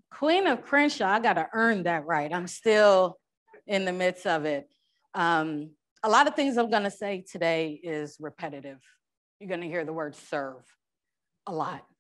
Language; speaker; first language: English; native; English